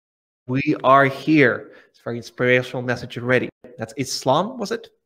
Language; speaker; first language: English; non-native, fluent; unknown